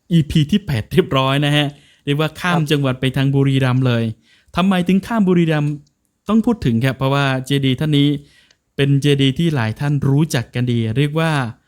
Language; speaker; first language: Thai; non-native, local second language; Northern Khmer